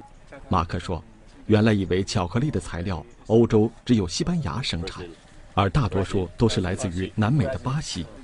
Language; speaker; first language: Chinese; native; Chinese